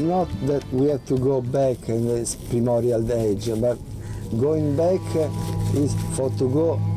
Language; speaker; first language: English; non-native, learner; Italian